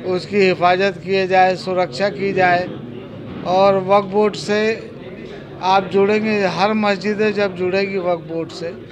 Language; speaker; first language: Hindi; native; Hindi